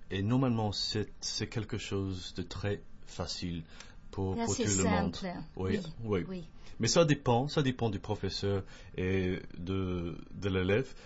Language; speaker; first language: French; non-native, fluent; English